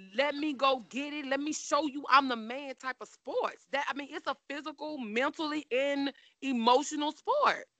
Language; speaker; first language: English; native; English